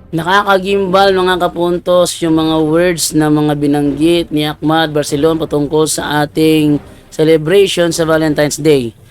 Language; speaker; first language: Filipino; native; Filipino